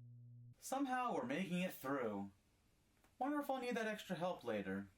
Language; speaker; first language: English; native; English